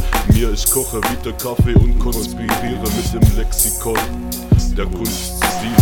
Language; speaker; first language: German; native; German